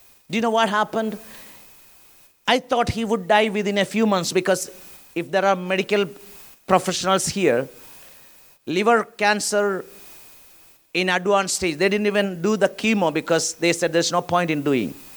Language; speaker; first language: English; non-native, local second language; Malayalam